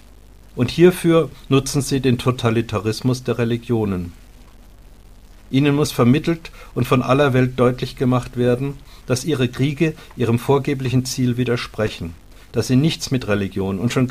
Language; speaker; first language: German; native; German